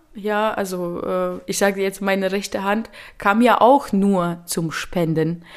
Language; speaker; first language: German; early bilingual, other home language; Ukrainian